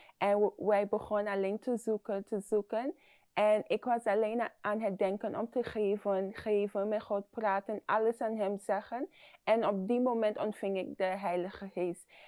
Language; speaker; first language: Dutch; non-native, fluent; English